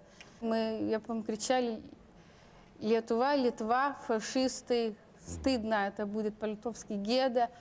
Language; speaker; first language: Russian; non-native, local second language; Lithuanian